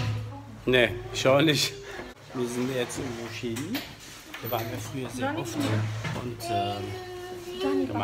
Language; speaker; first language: German; early bilingual, other home language; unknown